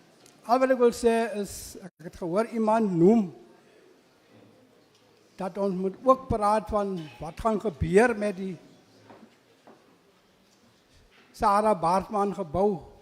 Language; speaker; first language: Afrikaans; non-native, local second language; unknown